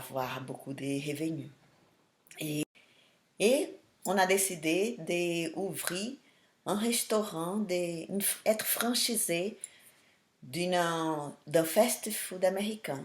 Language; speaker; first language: French; non-native, fluent; Portuguese